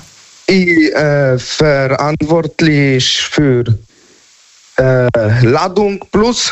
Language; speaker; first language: German; non-native, learner; Polish